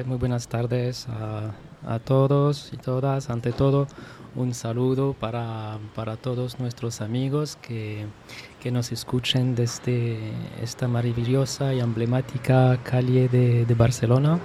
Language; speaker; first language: Spanish; non-native, fluent; Arabic